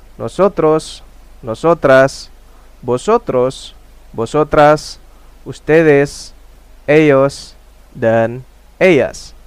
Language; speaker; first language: Spanish; non-native, fluent; Indonesian